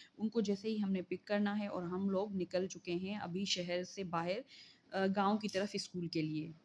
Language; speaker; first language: Urdu; non-native, local second language; Sindhi